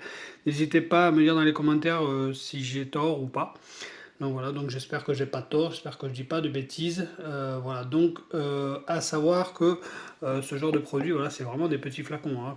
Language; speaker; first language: French; native; French